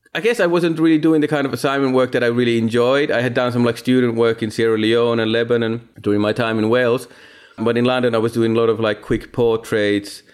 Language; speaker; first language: English; non-native, fluent; Finnish